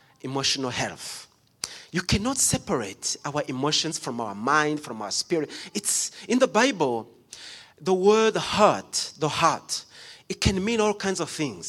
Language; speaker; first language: English; non-native, local second language; Kinyarwanda